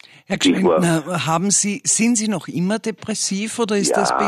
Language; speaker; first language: German; native; German